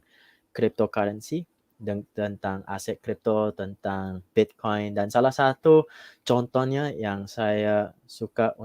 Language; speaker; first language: Indonesian; non-native, fluent; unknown